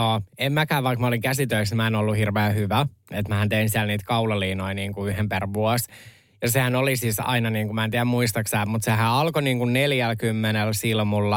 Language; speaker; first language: Finnish; native; Finnish